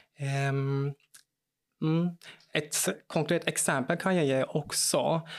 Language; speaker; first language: Swedish; non-native, fluent; Turkish